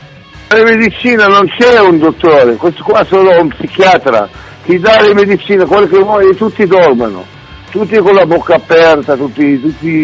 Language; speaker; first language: Italian; non-native, learner; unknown